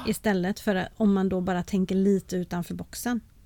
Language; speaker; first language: Swedish; native; Swedish